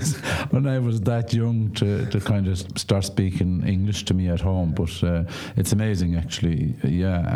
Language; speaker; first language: English; non-native, local second language; Irish